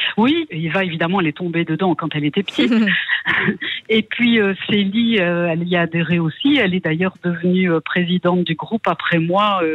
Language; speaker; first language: French; native; French